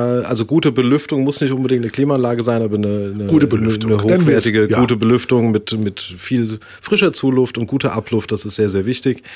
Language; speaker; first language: German; native; German